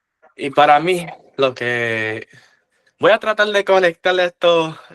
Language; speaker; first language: Spanish; early bilingual, heritage; Spanish